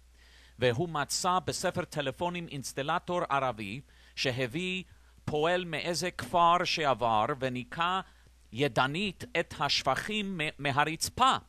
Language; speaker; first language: Hebrew; non-native, fluent; English